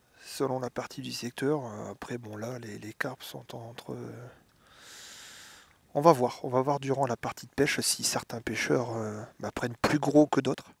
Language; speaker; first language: French; native; French